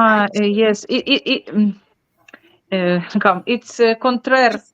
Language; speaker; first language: English; non-native, learner; Ukrainian